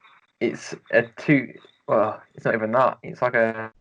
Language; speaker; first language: English; native; English